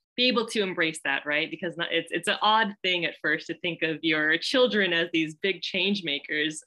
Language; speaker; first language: English; native; English